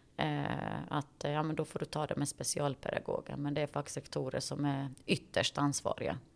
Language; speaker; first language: Swedish; early bilingual, other home language; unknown